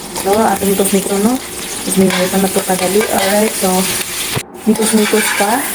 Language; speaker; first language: Filipino; non-native, local second language; Cebuano